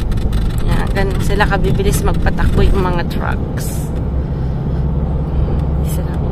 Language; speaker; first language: Filipino; native; Filipino